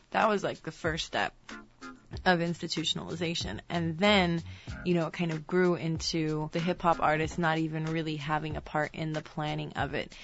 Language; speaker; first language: English; native; English